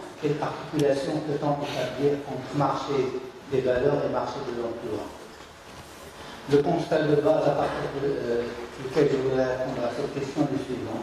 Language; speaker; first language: French; non-native, local second language; Arabic